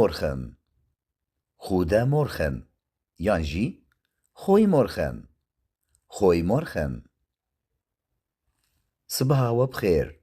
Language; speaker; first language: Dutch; non-native, learner; Kurdish